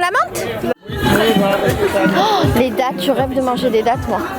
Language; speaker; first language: French; native; French